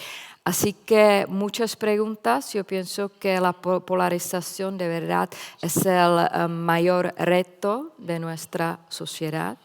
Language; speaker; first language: Spanish; non-native, fluent; Czech